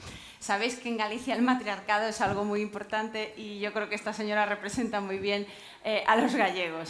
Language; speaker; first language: Spanish; native; Spanish